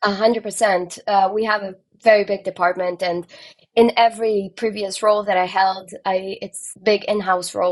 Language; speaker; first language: English; non-native, fluent; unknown